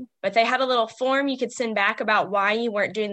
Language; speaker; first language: English; native; English